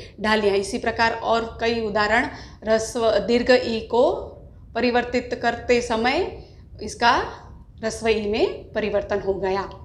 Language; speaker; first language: Hindi; non-native, local second language; Gujarati